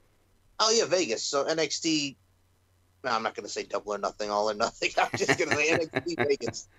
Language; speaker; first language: English; native; English